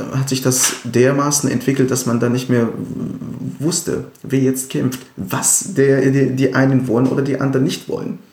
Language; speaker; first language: German; non-native, fluent; Arabic